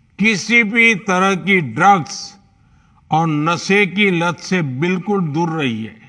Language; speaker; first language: Hindi; non-native, local second language; Gujarati